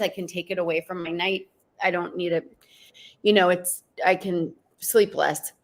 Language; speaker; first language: English; native; English